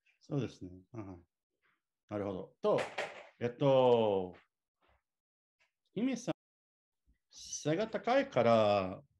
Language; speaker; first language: Japanese; non-native, learner; English